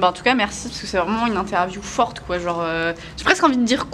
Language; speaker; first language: French; native; French